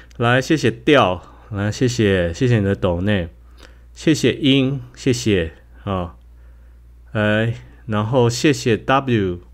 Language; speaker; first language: Chinese; native; Chinese